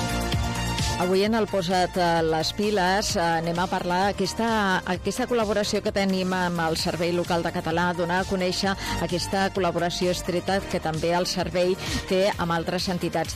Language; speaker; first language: Catalan; native; Catalan